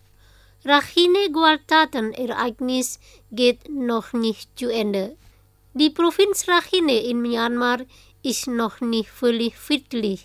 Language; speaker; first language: German; non-native, fluent; Indonesian